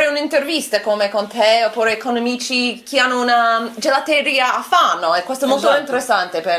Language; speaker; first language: Italian; non-native, learner; English